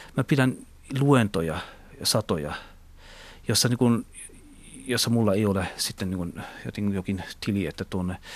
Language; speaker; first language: Finnish; non-native, local second language; Swedish